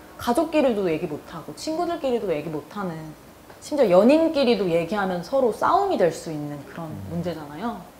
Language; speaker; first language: Korean; native; Korean